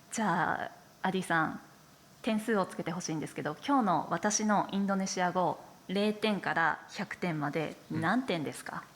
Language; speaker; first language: Japanese; native; Japanese